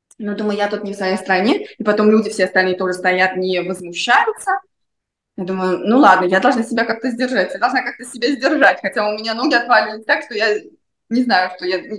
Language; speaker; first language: Russian; native; Russian